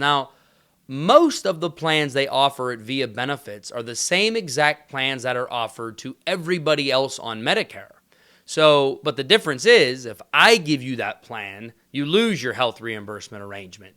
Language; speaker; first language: English; native; English